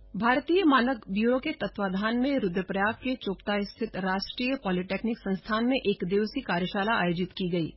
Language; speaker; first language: Hindi; native; Hindi